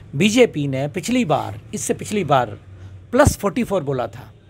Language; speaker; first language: Hindi; native; Hindi